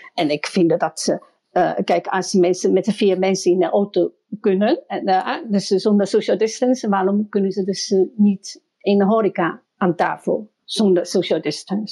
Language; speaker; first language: Dutch; non-native, fluent; Chinese